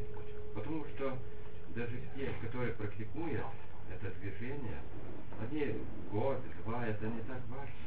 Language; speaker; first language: Russian; non-native, fluent; Lithuanian